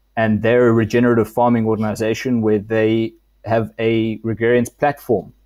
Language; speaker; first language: English; native; English